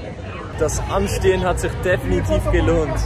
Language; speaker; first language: German; native; German